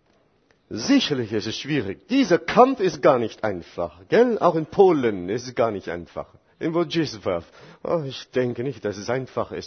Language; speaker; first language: German; non-native, fluent; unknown